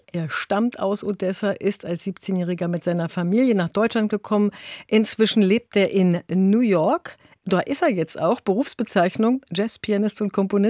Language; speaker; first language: German; native; German